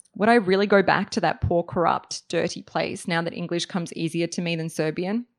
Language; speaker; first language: English; native; English